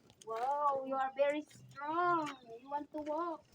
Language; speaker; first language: English; non-native, local second language; Filipino